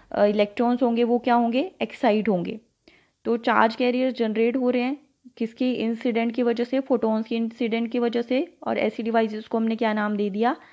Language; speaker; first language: Hindi; native; Hindi